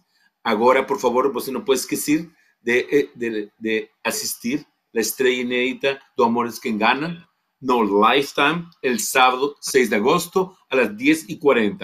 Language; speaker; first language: Portuguese; non-native, fluent; Spanish